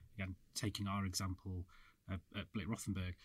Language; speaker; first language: English; native; English